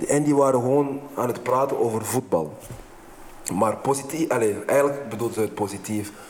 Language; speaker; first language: Dutch; non-native, fluent; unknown